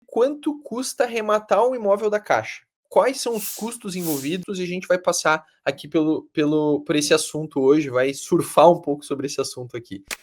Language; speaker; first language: Portuguese; native; Portuguese